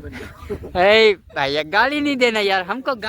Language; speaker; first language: Hindi; non-native, local second language; Gujarati